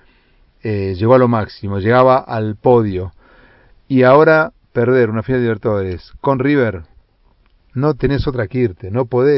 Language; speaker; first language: Spanish; native; Spanish